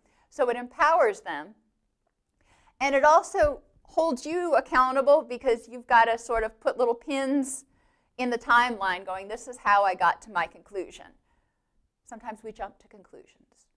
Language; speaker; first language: English; native; English